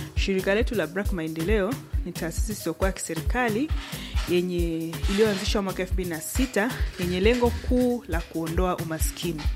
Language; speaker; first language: Swahili; native; Swahili